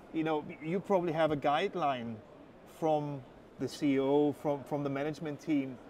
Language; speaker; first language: English; non-native, fluent; German